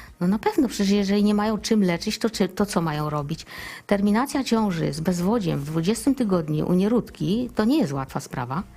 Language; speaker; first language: Polish; native; Polish